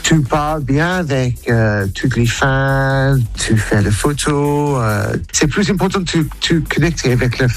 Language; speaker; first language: French; non-native, learner; English